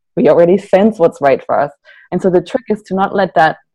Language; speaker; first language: English; non-native, fluent; German